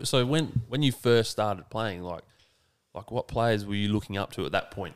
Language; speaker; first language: English; native; English